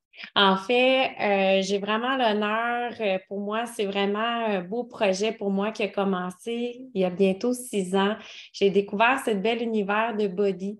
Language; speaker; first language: French; native; French